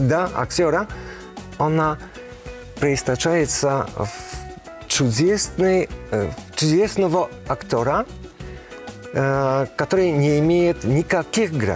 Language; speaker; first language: Russian; non-native, learner; Polish